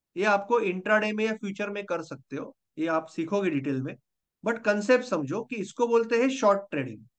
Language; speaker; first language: Hindi; non-native, local second language; Marathi